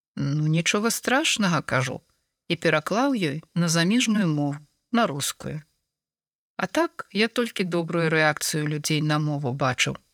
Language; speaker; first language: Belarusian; non-native, local second language; Russian